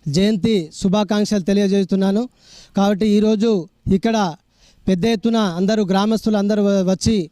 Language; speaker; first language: Telugu; non-native, local second language; Lambadi